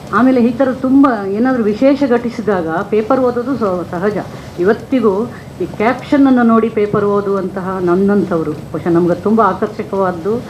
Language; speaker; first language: Kannada; native; Kannada